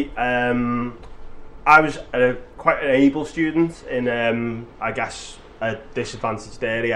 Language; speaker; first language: English; native; English